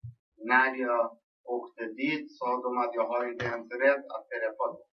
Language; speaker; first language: Swedish; non-native, local second language; Persian